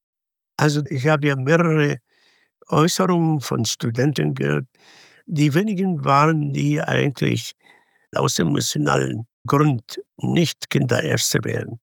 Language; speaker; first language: German; non-native, fluent; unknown